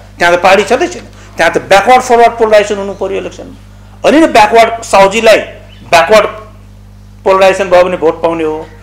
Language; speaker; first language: Nepali; non-native, local second language; Maithili